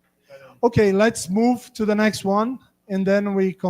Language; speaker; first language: English; non-native, fluent; Portuguese